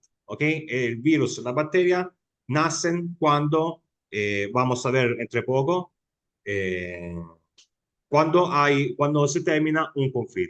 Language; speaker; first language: Spanish; non-native, fluent; Italian